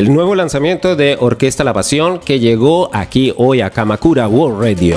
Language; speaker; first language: Spanish; native; Spanish